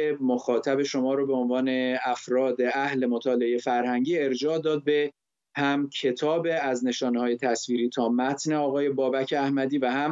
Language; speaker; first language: Persian; native; Persian